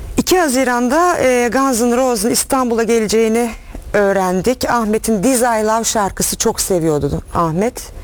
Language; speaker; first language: Turkish; native; Turkish